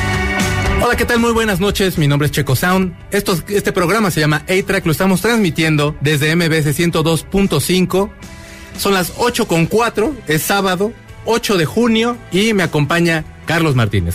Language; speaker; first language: Spanish; native; Spanish